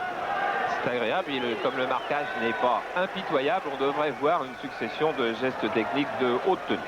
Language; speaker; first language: French; native; French